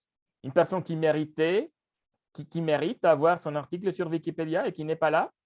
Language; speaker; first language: French; non-native, fluent; Spanish